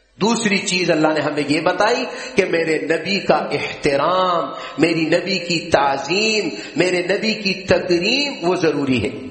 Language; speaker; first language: Urdu; native; Urdu